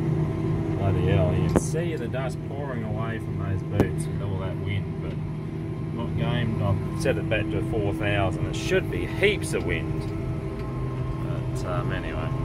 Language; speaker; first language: English; native; English